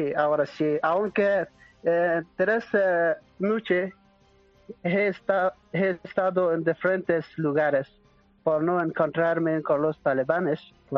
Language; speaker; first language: Spanish; non-native, learner; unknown